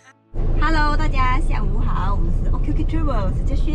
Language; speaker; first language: Chinese; native; Chinese